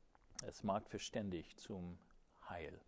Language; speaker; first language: German; non-native, fluent; English